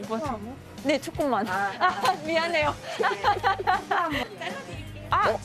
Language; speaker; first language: Korean; non-native, learner; German